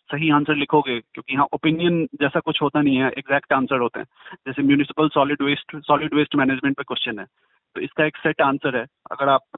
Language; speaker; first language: Hindi; native; Hindi